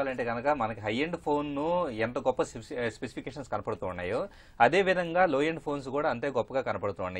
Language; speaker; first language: Telugu; native; Telugu